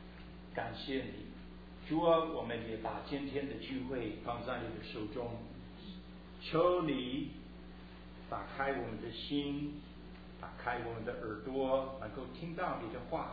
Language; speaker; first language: Chinese; early bilingual, heritage; Chinese